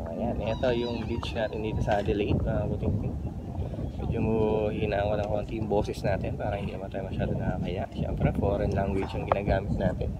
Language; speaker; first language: Filipino; native; Filipino